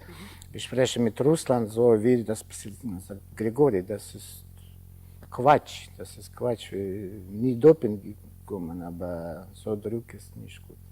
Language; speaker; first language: German; non-native, learner; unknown